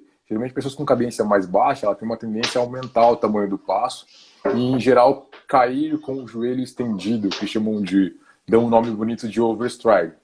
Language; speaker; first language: Portuguese; native; Portuguese